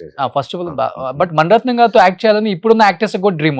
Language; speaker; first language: Telugu; native; Telugu